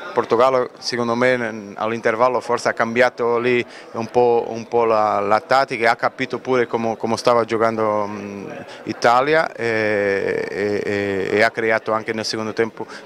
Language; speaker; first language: Italian; non-native, fluent; Portuguese